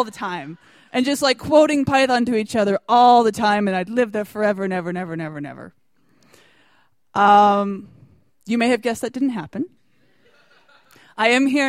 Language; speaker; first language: English; native; English